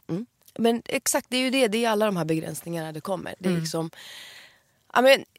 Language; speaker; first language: Swedish; early bilingual, other home language; Persian